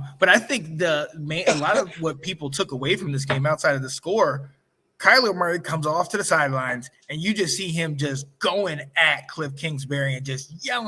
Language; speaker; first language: English; native; English